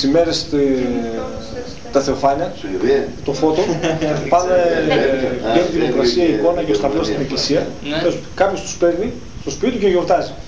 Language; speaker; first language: Greek; native; Greek